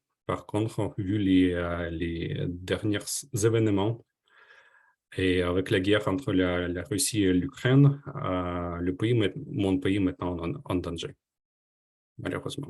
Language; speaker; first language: French; non-native, fluent; Ukrainian